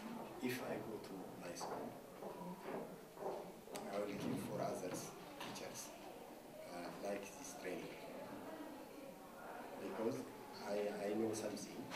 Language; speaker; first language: English; non-native, learner; Amharic